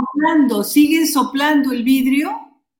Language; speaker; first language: Spanish; native; Spanish